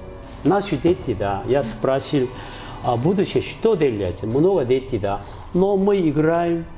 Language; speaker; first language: Russian; non-native, learner; Korean